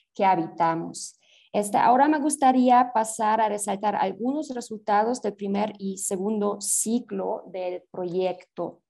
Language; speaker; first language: Spanish; non-native, fluent; German